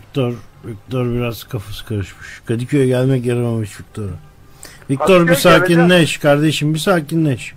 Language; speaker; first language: Turkish; native; Turkish